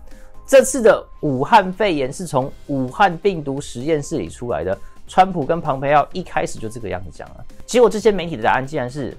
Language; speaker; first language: Chinese; native; Chinese